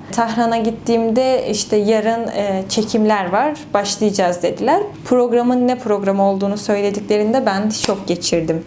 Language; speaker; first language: Turkish; native; Turkish